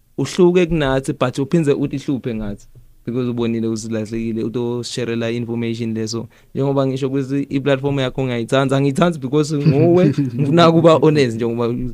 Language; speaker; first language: Zulu; non-native, local second language; Swati